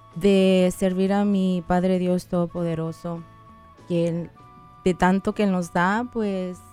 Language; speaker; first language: Spanish; native; Spanish